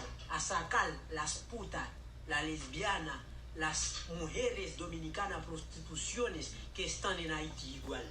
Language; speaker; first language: Spanish; non-native, learner; Haitian Creole